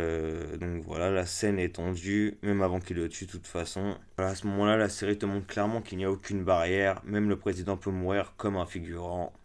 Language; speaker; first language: French; native; French